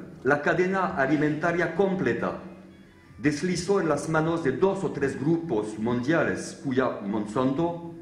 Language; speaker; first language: Spanish; non-native, fluent; French